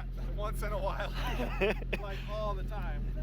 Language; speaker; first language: English; native; English